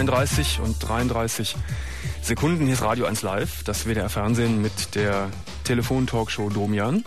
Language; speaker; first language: German; native; German